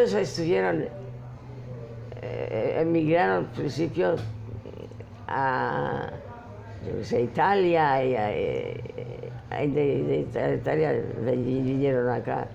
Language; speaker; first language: Spanish; non-native, fluent; Polish